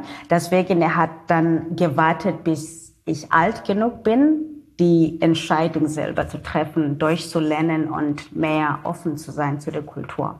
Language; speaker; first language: German; non-native, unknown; Zulu